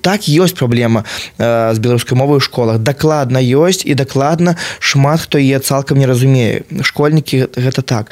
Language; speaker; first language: Belarusian; native; Belarusian